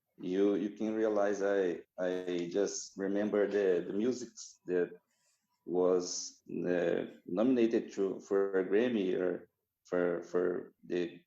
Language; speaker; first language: English; non-native, fluent; Portuguese